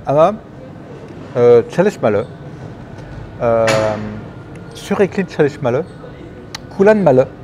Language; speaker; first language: Turkish; non-native, learner; French